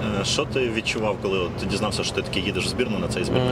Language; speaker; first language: Ukrainian; native; Ukrainian